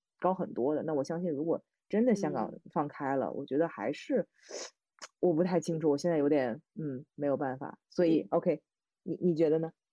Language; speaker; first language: Chinese; native; Chinese